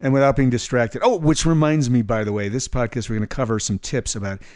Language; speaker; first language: English; native; English